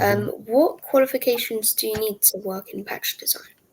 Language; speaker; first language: English; native; English